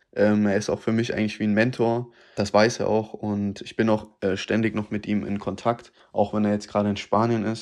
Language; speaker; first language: German; native; German